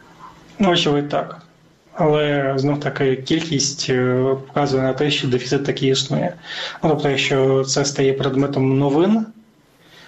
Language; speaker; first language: Ukrainian; native; Ukrainian